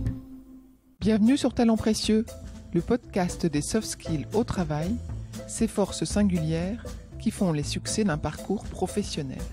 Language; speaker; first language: French; native; French